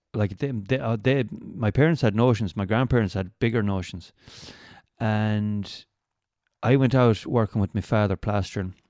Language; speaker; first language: English; native; English